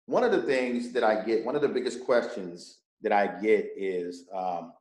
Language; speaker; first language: English; native; English